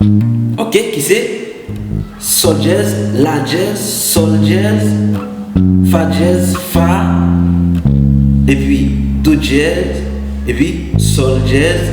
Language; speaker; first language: French; non-native, learner; Haitian Creole